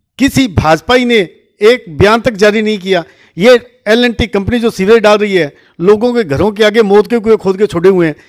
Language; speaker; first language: Hindi; native; Hindi